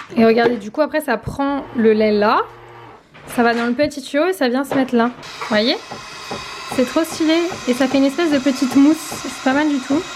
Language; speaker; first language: French; early bilingual, other home language; Portuguese